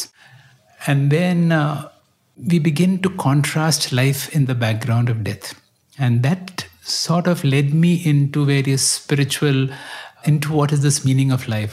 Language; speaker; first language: English; non-native, local second language; Kannada